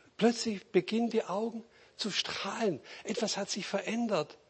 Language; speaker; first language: German; native; German